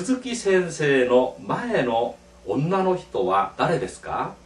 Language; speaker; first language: Japanese; non-native, fluent; Korean